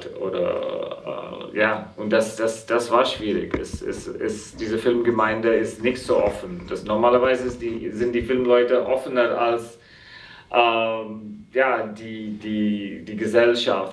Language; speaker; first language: German; non-native, fluent; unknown